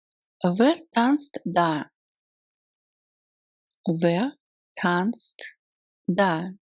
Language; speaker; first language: German; non-native, fluent; Russian